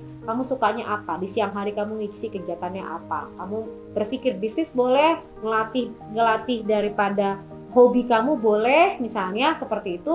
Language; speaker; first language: Indonesian; native; Indonesian